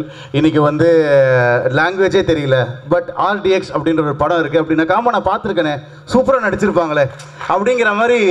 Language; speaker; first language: Tamil; native; Tamil